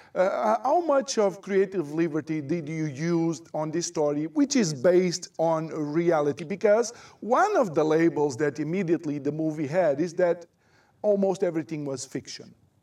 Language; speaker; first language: English; non-native, fluent; Portuguese